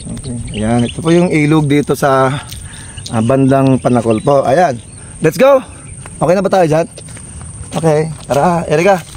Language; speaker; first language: Filipino; non-native, local second language; Pangasinan